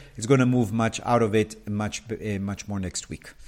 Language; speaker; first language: English; non-native, fluent; Hebrew